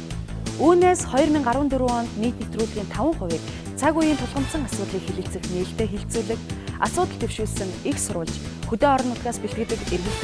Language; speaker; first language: Mongolian; native; Mongolian